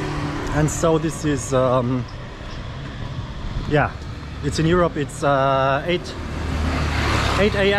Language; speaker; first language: English; non-native, fluent; German